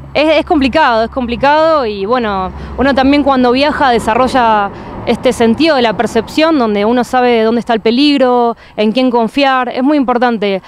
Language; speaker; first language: Spanish; native; Spanish